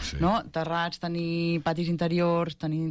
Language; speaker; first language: Catalan; native; Catalan